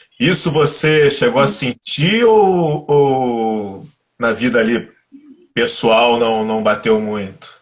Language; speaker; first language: Portuguese; native; Portuguese